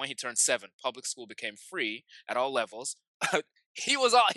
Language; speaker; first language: English; non-native, local second language; Yoruba